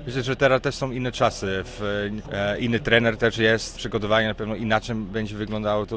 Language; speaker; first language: Polish; early bilingual, heritage; Polish